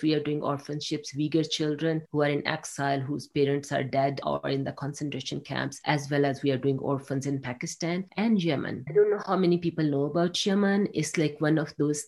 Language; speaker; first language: English; non-native, local second language; Urdu